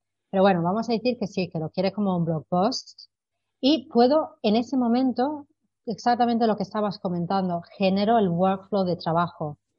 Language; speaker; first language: Spanish; non-native, fluent; English